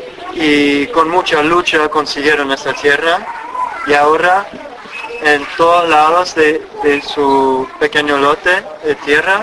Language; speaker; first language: Spanish; non-native, fluent; English